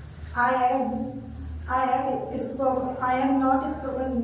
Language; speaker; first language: English; non-native, learner; Hindi